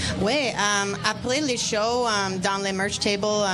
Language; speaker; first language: French; non-native, learner; Spanish